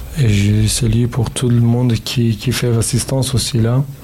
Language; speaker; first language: French; non-native, learner; Kurdish